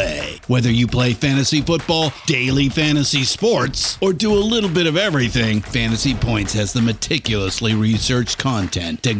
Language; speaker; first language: English; native; English